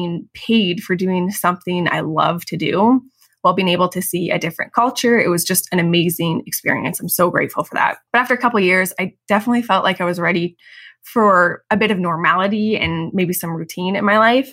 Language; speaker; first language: English; native; English